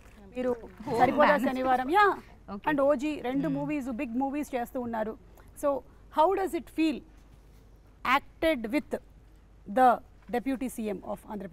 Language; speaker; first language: Telugu; native; Telugu